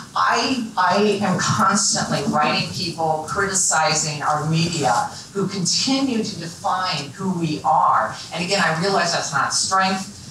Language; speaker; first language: English; native; English